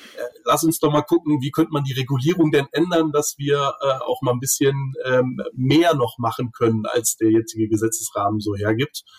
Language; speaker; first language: German; native; German